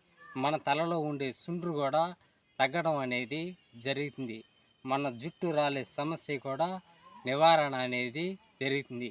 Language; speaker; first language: Telugu; native; Telugu